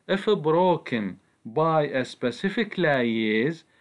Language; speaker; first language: English; non-native, fluent; Arabic